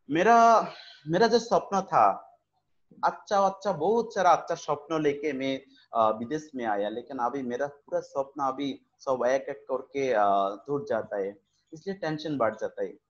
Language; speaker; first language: Hindi; non-native, fluent; Bangla